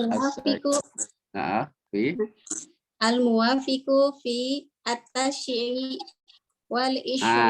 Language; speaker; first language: Arabic; non-native, learner; Indonesian